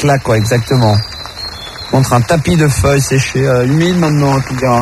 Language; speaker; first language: French; native; French